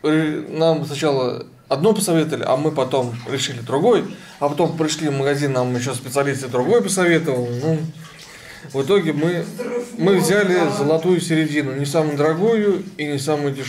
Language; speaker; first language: Russian; native; Russian